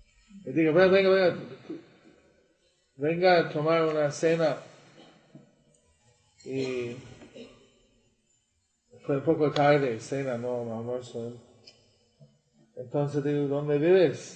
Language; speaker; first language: Spanish; non-native, learner; English